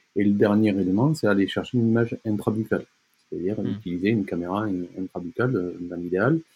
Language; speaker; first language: French; native; French